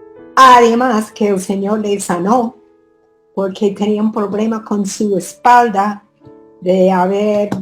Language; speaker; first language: Spanish; non-native, fluent; English